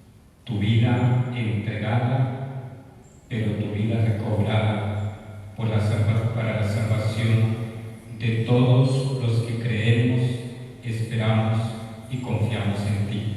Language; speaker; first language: Spanish; native; Spanish